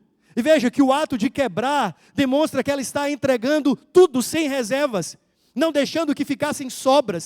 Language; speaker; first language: Portuguese; native; Portuguese